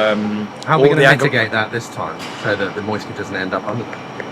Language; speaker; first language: English; native; English